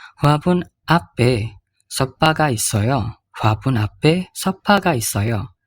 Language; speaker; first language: Korean; non-native, fluent; Indonesian